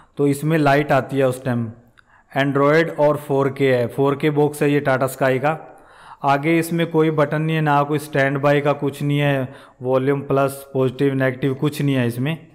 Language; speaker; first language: Hindi; non-native, local second language; Punjabi